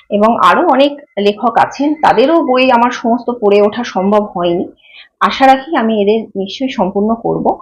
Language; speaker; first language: Bangla; native; Bangla